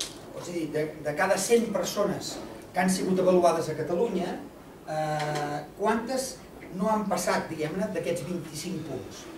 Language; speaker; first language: Catalan; native; Catalan